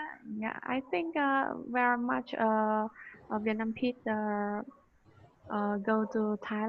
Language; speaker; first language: English; non-native, learner; Vietnamese